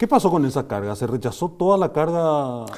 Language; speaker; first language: Spanish; native; Spanish